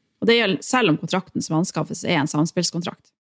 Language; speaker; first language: Norwegian; native; Norwegian